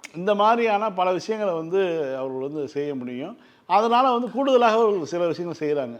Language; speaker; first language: Tamil; native; Tamil